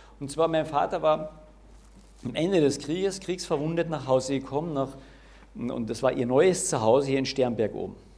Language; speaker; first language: German; native; German